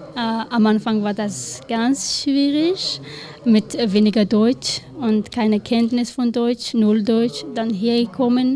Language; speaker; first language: German; non-native, learner; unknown